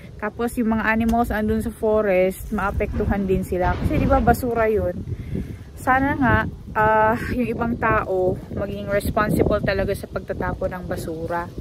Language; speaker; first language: Filipino; non-native, local second language; Cebuano